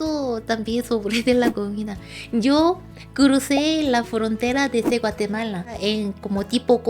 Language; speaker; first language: Spanish; non-native, learner; Korean